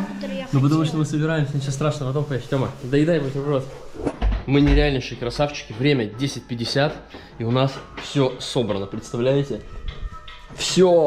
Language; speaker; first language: Russian; native; Russian